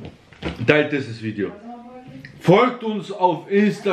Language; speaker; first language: German; native; German